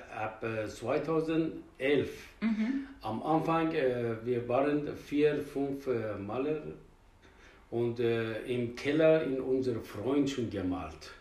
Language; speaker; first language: German; non-native, fluent; Persian